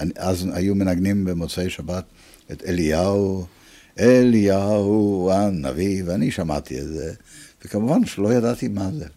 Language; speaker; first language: Hebrew; early bilingual, other home language; Italian